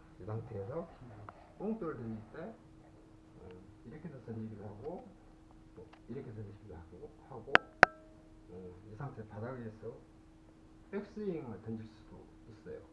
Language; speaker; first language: Korean; native; Korean